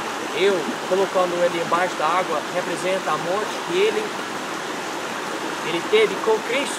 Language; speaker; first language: Portuguese; non-native, fluent; English